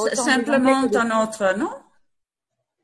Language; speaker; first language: French; non-native, learner; Spanish